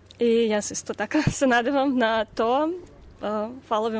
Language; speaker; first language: Macedonian; non-native, fluent; Russian